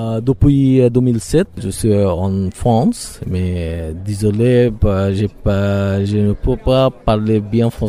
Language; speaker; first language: French; non-native, learner; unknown